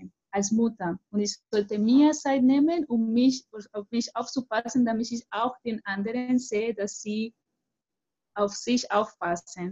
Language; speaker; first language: German; non-native, fluent; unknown